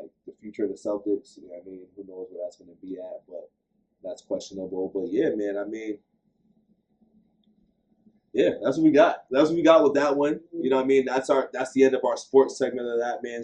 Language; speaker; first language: English; native; English